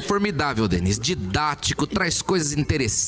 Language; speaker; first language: Portuguese; native; Portuguese